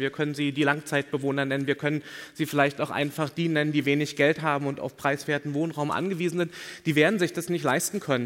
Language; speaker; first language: German; native; German